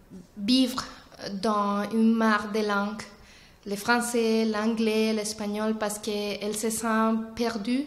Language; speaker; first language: French; non-native, learner; Spanish